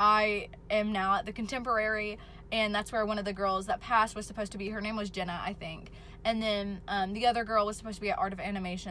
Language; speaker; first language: English; native; English